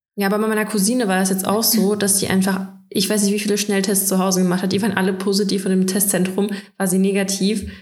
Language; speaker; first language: German; early bilingual, other home language; Russian